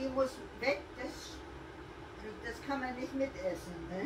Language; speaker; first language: German; native; German